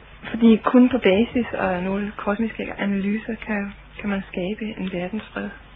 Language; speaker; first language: Danish; non-native, fluent; English